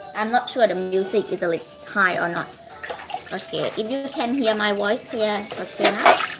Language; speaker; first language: English; non-native, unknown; Thai